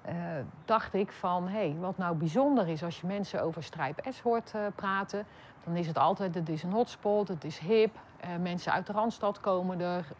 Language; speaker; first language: Dutch; native; Dutch